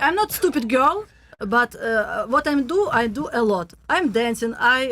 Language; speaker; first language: English; non-native, learner; Russian